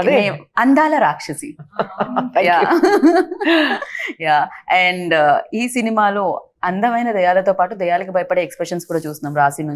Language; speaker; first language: Telugu; native; Telugu